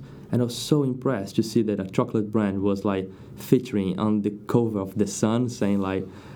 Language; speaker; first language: English; non-native, fluent; Portuguese